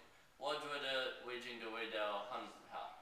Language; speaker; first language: Chinese; non-native, learner; English